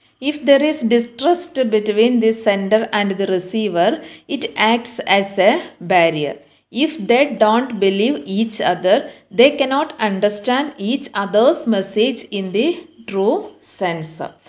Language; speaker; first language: English; non-native, local second language; Malayalam